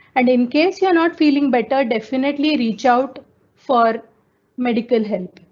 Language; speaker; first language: English; non-native, local second language; Marathi